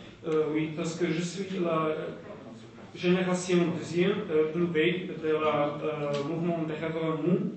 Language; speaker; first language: French; non-native, learner; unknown